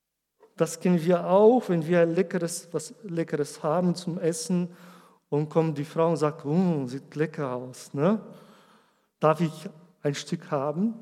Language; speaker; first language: German; non-native, learner; Portuguese